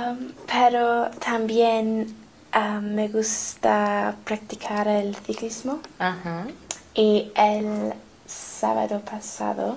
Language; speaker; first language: Spanish; non-native, learner; English